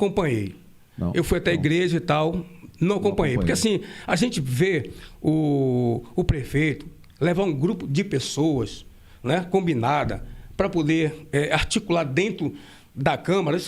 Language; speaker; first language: Portuguese; native; Portuguese